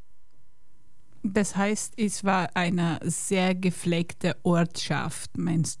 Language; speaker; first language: German; non-native, fluent; Persian